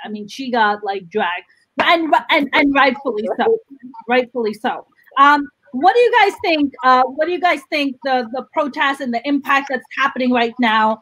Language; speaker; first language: English; non-native, local second language; Urdu